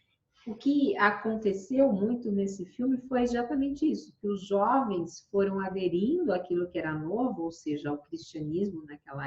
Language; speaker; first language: Portuguese; native; Portuguese